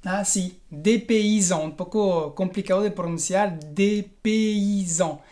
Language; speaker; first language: Spanish; non-native, fluent; French